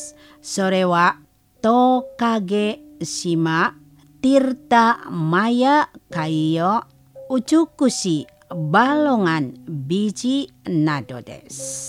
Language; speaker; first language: Japanese; non-native, fluent; Indonesian